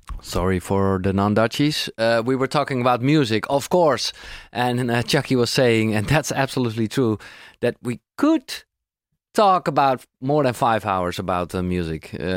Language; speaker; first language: English; non-native, fluent; Dutch